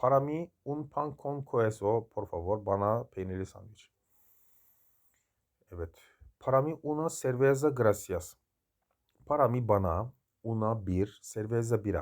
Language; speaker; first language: Spanish; non-native, learner; Turkish